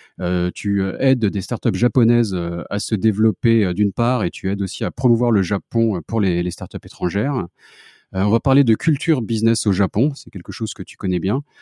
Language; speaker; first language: French; native; French